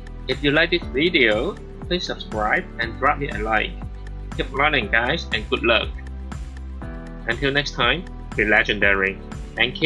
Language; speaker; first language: English; non-native, local second language; Cantonese